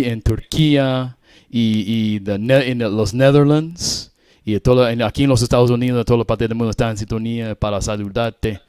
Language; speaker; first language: Spanish; non-native, learner; English